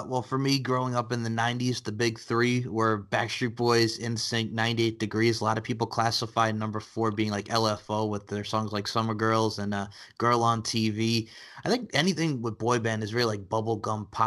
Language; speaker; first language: English; native; English